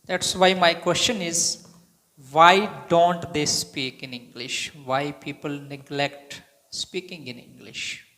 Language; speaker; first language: English; non-native, local second language; Hindi